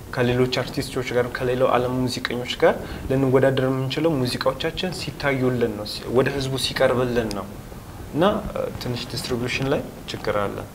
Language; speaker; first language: Amharic; non-native, local second language; Wolaytta